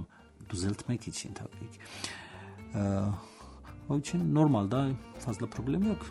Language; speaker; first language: Turkish; non-native, learner; Georgian